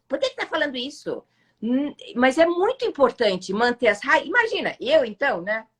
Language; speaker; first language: Portuguese; native; Portuguese